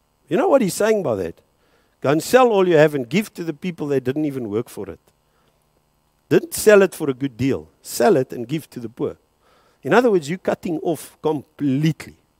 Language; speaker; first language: English; native; English